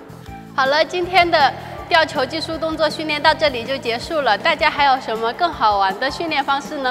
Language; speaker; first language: Chinese; native; Chinese